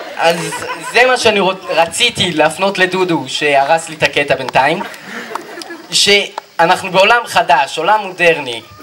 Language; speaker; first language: Hebrew; native; Hebrew